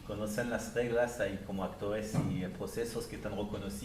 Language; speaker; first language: Spanish; native; Spanish